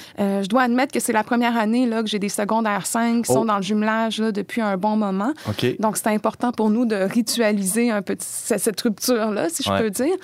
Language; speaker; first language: French; native; French